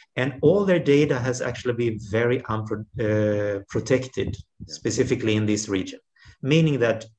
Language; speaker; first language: English; non-native, fluent; Swedish